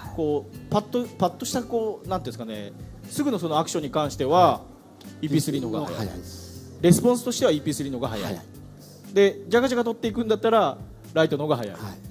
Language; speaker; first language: Japanese; native; Japanese